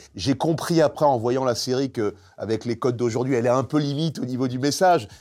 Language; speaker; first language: French; native; French